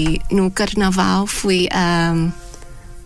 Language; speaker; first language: Portuguese; non-native, fluent; Thai